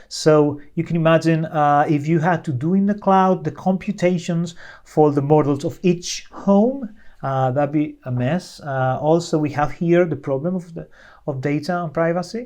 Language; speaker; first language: English; non-native, fluent; Spanish